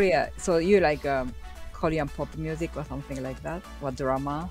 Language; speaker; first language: English; non-native, learner; Japanese